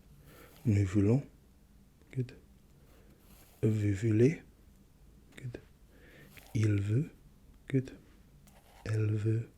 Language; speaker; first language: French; non-native, learner; English